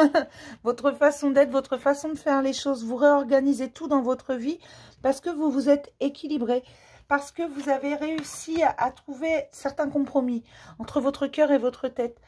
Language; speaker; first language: French; native; French